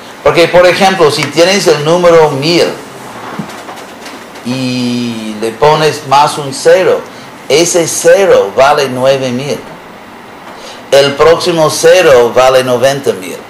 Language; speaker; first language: Spanish; non-native, fluent; English